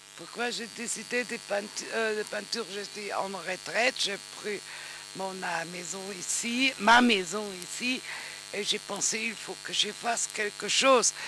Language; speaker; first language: French; non-native, learner; German